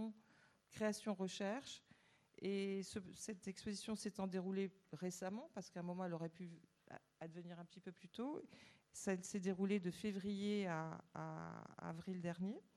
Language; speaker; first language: French; native; French